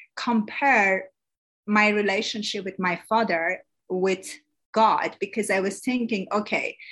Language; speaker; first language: English; non-native, fluent; Persian